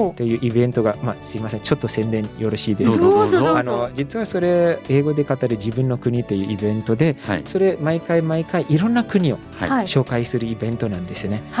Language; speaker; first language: Japanese; non-native, fluent; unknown